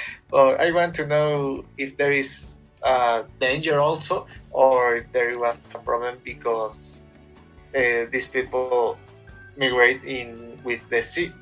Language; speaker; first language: English; non-native, learner; Spanish